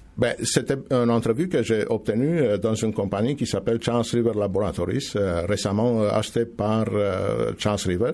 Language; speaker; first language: French; non-native, fluent; Romanian